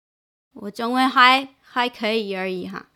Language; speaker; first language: Chinese; non-native, fluent; English